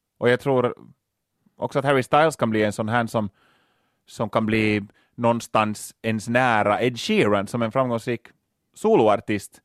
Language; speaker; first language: Swedish; native; Swedish